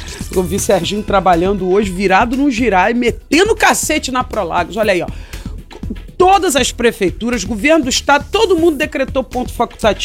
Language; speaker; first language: Portuguese; native; Portuguese